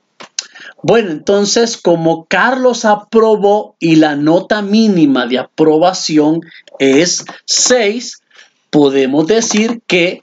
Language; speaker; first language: Spanish; native; Spanish